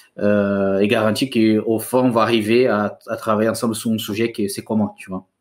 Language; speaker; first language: French; non-native, fluent; Portuguese